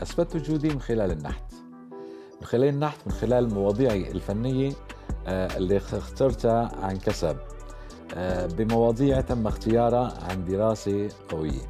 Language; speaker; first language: Arabic; native; Arabic